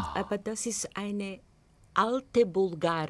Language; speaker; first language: German; non-native, fluent; Bulgarian